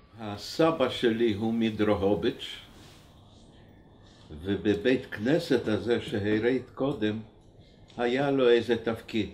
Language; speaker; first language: Hebrew; non-native, fluent; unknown